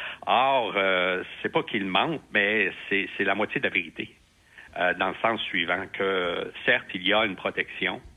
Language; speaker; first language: French; native; French